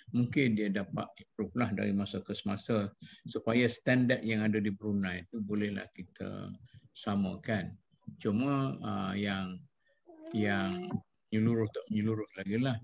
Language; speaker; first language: Malay; native; Malay